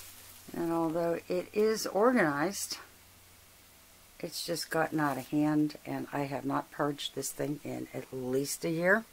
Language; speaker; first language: English; native; English